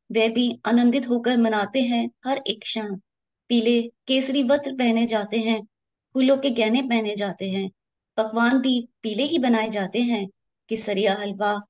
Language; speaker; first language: Hindi; native; Hindi